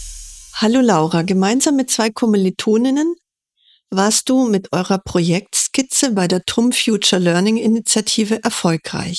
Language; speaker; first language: German; native; German